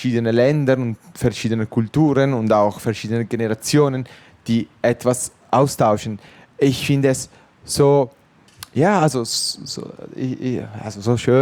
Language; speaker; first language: German; non-native, fluent; Italian